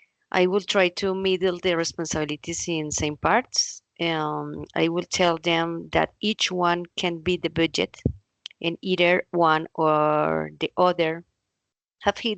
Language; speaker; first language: English; non-native, learner; Spanish